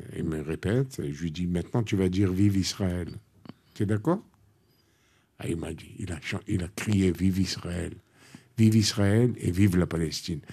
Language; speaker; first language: French; non-native, local second language; Arabic